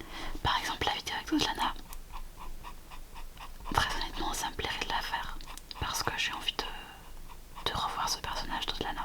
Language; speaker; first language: French; native; French